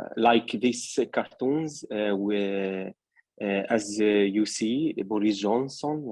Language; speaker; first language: English; non-native, learner; Arabic